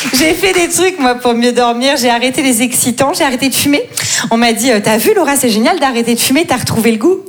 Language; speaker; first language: French; native; French